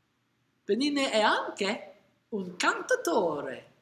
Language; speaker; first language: Italian; non-native, learner; English